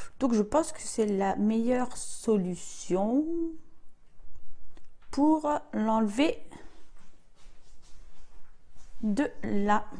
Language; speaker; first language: French; native; French